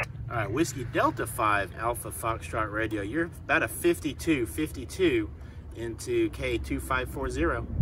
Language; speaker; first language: English; native; English